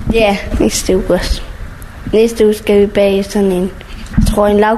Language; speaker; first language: Danish; non-native, learner; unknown